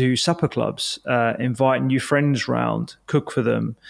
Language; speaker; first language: English; native; English